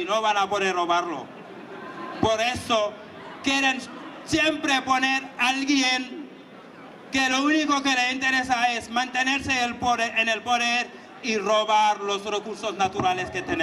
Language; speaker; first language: Spanish; non-native, fluent; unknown